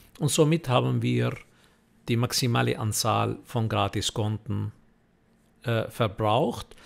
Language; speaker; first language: German; non-native, fluent; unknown